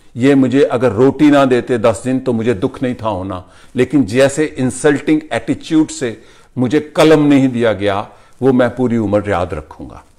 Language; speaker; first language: Urdu; non-native, local second language; Punjabi